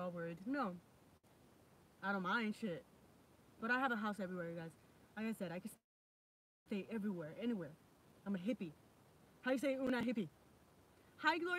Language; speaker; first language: English; native; English